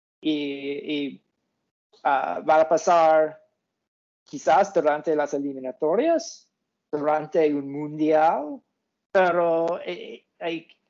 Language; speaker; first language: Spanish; non-native, learner; English